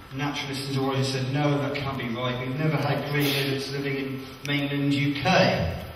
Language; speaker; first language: English; native; English